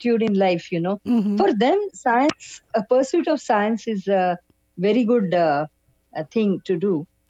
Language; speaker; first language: English; non-native, local second language; Kannada